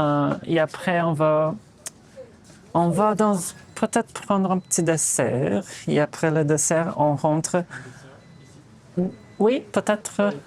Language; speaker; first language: French; non-native, fluent; Portuguese